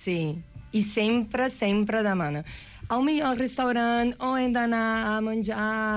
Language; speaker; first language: Catalan; non-native, local second language; Spanish